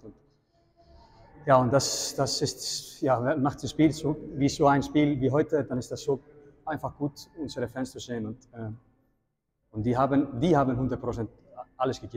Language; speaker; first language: German; non-native, fluent; Icelandic